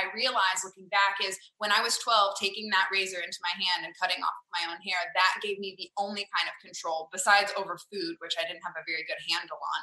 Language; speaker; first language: English; native; English